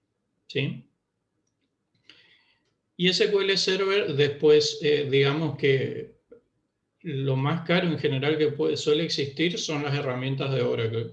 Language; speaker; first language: Spanish; native; Spanish